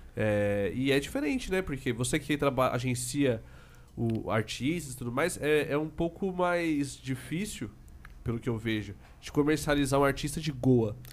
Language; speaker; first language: Portuguese; native; Portuguese